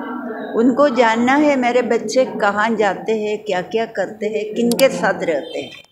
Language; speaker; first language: Hindi; non-native, local second language; Malayalam